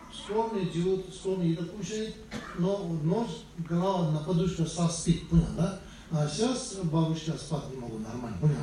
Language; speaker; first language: Russian; non-native, learner; Tibetan